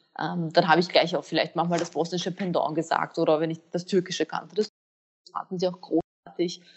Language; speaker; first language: German; early bilingual, other home language; Bosnian